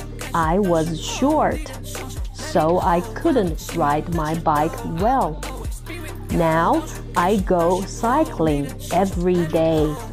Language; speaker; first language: English; non-native, fluent; Chinese